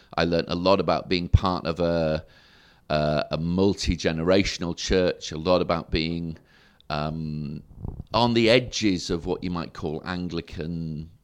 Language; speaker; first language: English; native; English